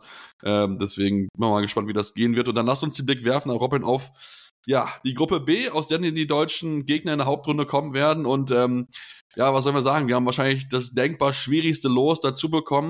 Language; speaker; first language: German; native; German